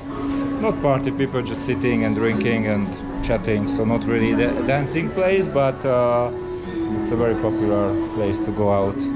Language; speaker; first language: English; non-native, fluent; Hungarian